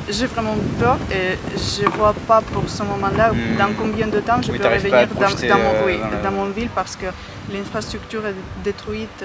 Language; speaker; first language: French; non-native, fluent; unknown